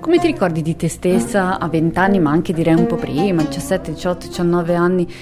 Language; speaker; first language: Italian; native; Italian